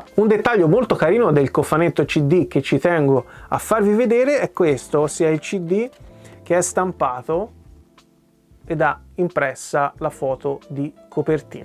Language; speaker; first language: Italian; native; Italian